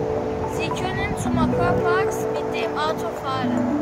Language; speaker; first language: German; non-native, learner; Turkish